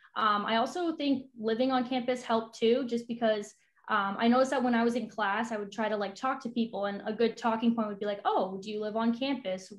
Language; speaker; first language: English; native; English